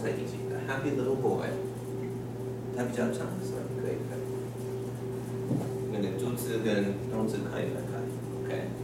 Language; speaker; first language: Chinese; non-native, fluent; English